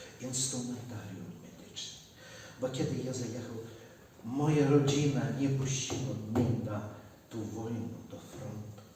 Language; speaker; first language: Polish; non-native, learner; Ukrainian